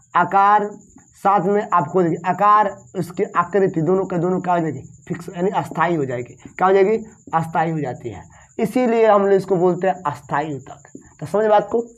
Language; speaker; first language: Hindi; native; Hindi